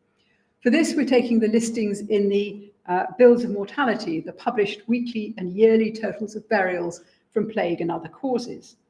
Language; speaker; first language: English; native; English